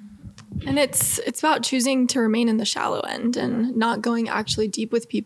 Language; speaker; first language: English; native; English